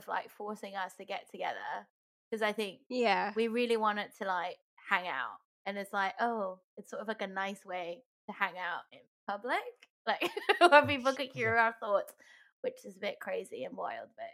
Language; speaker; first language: English; non-native, local second language; Cantonese